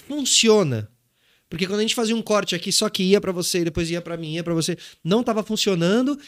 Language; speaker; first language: Portuguese; native; Portuguese